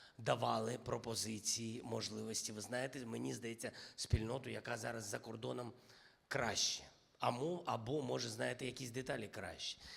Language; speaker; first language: Ukrainian; non-native, local second language; Russian